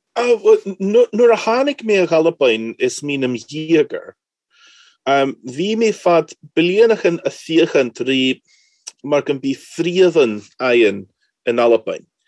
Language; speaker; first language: Irish; non-native, fluent; English